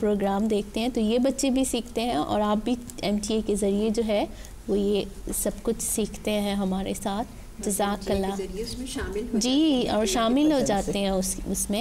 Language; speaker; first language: Urdu; native; Urdu